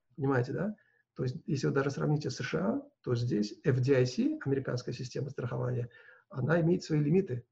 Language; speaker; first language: Russian; non-native, local second language; Uzbek